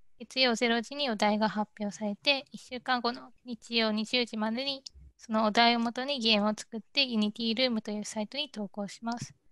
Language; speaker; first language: Japanese; native; Japanese